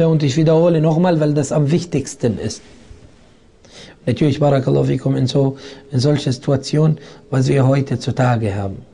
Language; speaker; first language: German; non-native, fluent; Arabic